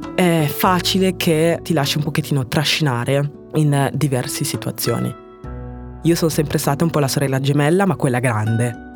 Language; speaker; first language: Italian; early bilingual, other home language; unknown